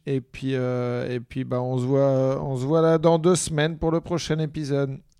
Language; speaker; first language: French; native; French